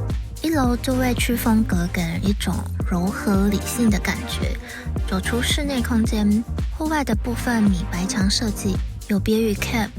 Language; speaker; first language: Chinese; native; Chinese